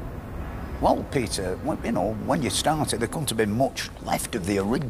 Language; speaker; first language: English; native; English